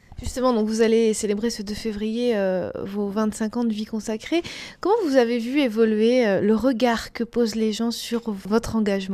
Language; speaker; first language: French; native; French